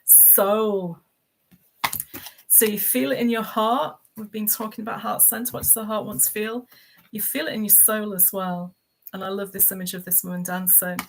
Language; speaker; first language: English; native; English